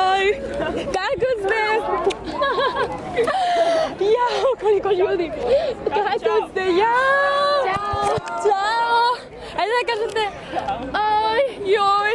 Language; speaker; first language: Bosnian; non-native, fluent; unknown